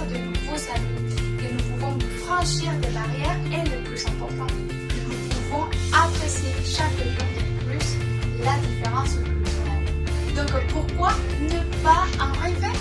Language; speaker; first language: French; non-native, fluent; Spanish